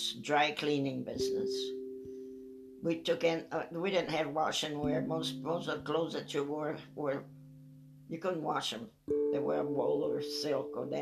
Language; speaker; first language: English; non-native, fluent; French